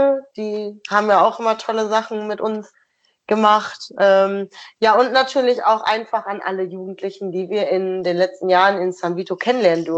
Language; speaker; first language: German; native; German